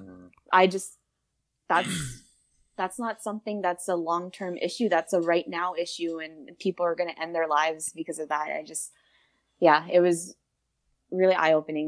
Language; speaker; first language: English; native; English